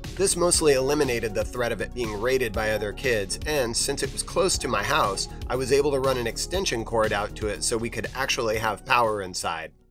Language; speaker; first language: English; native; English